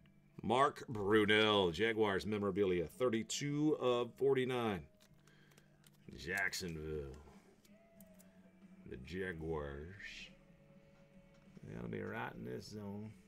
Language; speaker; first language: English; native; English